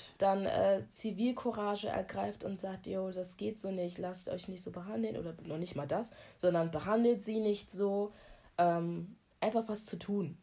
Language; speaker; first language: German; early bilingual, other home language; Akan